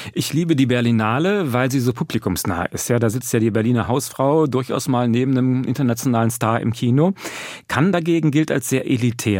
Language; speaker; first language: German; native; German